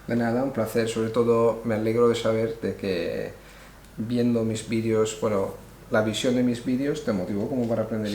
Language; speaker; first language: Spanish; non-native, fluent; Italian